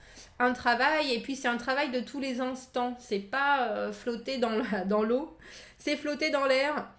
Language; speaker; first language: French; native; French